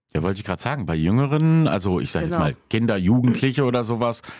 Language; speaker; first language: German; early bilingual, other home language; Polish